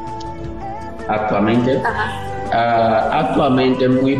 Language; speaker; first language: Spanish; non-native, learner; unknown